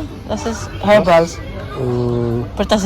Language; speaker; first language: German; non-native, learner; Cebuano